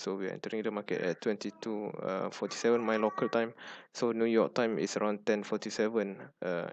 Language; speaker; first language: English; non-native, fluent; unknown